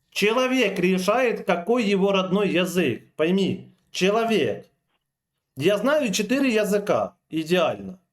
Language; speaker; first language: Russian; native; Russian